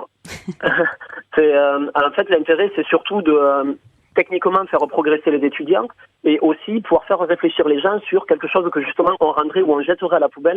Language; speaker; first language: French; native; French